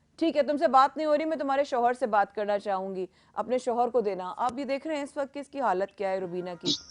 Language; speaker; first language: Urdu; native; Urdu